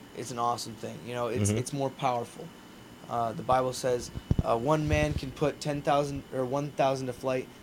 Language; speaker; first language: English; native; English